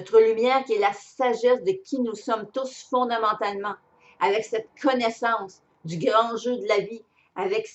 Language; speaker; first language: French; native; French